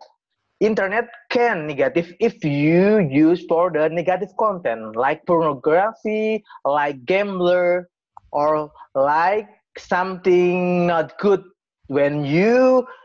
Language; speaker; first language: English; non-native, learner; Indonesian